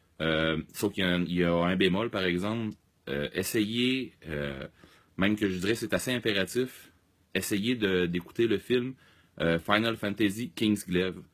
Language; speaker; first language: French; native; French